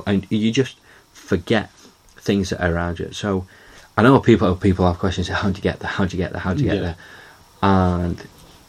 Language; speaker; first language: English; native; English